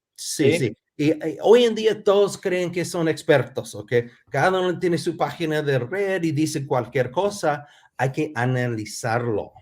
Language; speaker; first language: Spanish; non-native, fluent; English